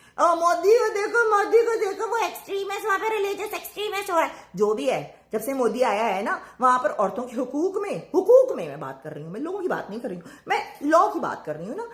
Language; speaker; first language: Urdu; native; Urdu